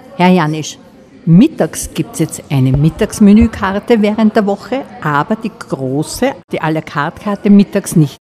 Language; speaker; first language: German; native; German